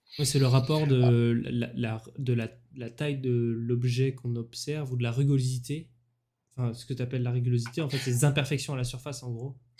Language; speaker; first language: French; native; French